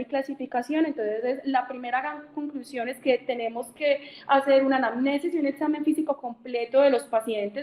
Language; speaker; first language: Spanish; native; Spanish